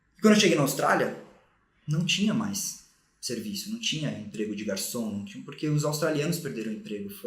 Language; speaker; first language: Portuguese; native; Portuguese